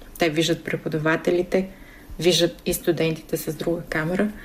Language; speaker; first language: Bulgarian; native; Bulgarian